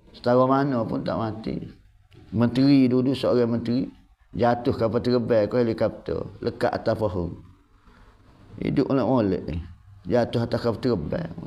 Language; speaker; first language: Malay; native; Malay